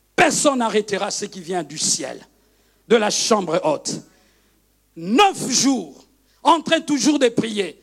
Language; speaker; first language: French; non-native, local second language; Lingala